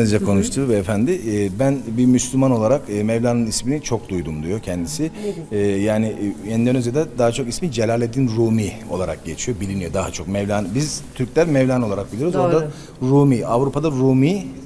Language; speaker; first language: Turkish; native; Turkish